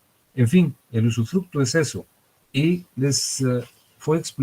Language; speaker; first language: Spanish; native; Spanish